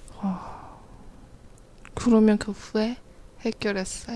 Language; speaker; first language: Korean; non-native, fluent; Chinese